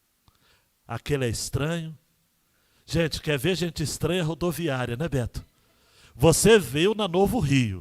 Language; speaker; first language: Portuguese; native; Portuguese